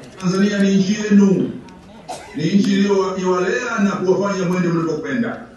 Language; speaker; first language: Swahili; native; Swahili